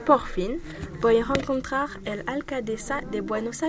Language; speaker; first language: Spanish; non-native, learner; French